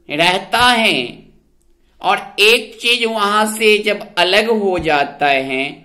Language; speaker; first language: Hindi; native; Hindi